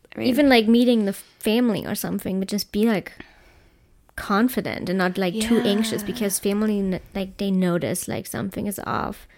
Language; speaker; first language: English; non-native, fluent; German